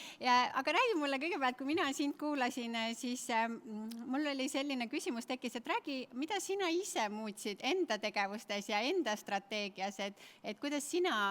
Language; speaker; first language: Estonian; native; Estonian